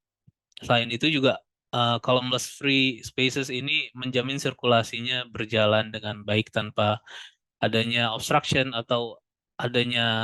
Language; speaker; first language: Indonesian; native; Indonesian